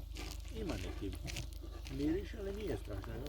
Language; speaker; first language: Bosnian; non-native, learner; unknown